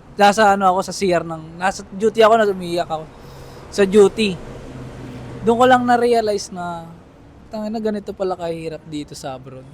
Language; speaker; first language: Filipino; non-native, local second language; Pampanga